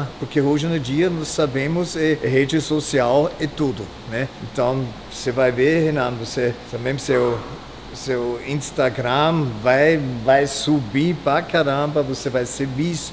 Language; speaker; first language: Portuguese; non-native, fluent; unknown